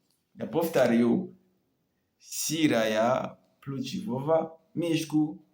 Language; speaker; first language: Russian; non-native, learner; French